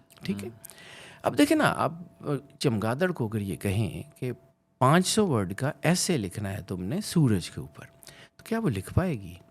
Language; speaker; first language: Urdu; non-native, local second language; Punjabi